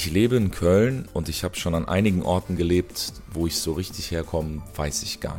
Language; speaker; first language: German; early bilingual, other home language; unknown